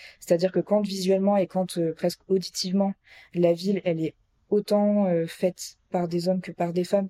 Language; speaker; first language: French; native; French